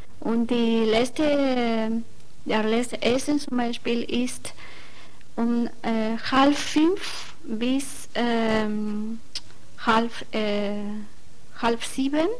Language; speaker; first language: German; non-native, learner; Spanish